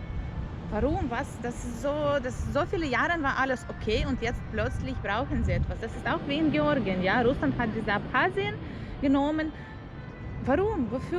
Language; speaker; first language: German; non-native, learner; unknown